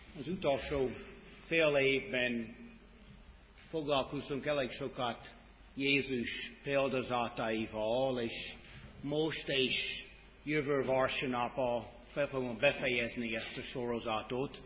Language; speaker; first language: Hungarian; non-native, fluent; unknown